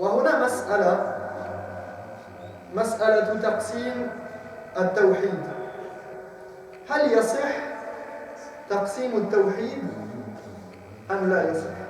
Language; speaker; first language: Arabic; non-native, fluent; French